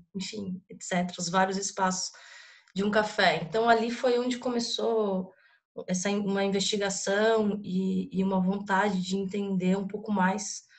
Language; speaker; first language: Portuguese; native; Portuguese